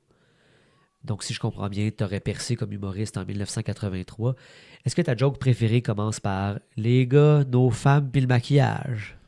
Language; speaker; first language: French; native; French